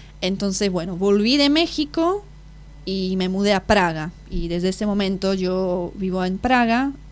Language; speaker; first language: Spanish; non-native, fluent; Slovak